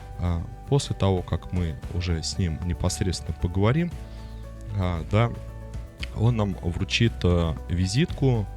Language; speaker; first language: Russian; native; Russian